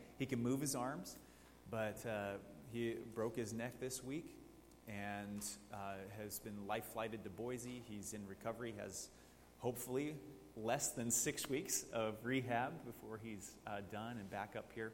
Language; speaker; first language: English; native; English